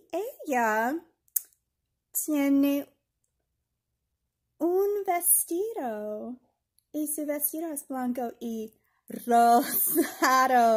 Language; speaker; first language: Spanish; non-native, fluent; English